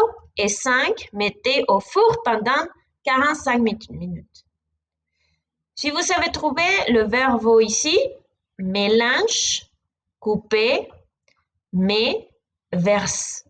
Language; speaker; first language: French; non-native, fluent; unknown